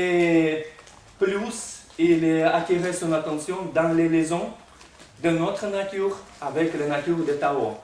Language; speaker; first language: French; non-native, fluent; Russian